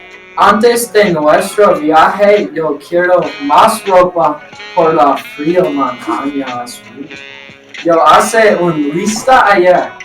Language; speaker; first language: Spanish; non-native, learner; English